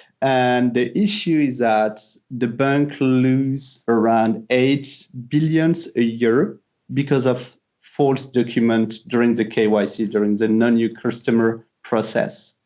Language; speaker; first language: English; non-native, fluent; French